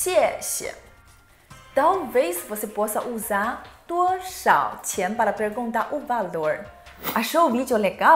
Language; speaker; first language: Portuguese; non-native, fluent; Chinese